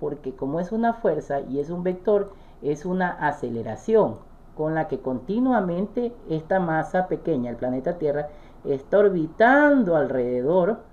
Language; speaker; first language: Spanish; native; Spanish